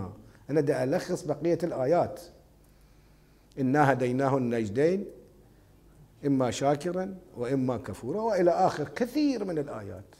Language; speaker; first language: Arabic; native; Arabic